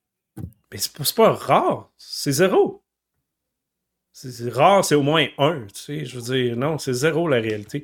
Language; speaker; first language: French; native; French